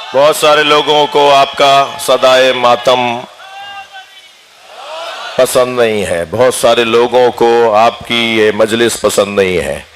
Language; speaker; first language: Urdu; native; Urdu